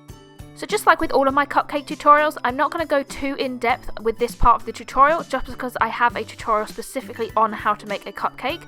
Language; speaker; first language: English; native; English